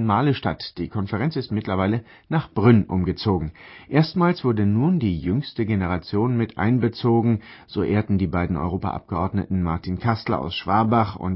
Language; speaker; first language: German; native; German